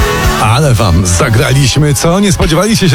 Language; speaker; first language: Polish; native; Polish